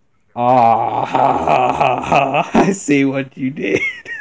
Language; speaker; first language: English; native; English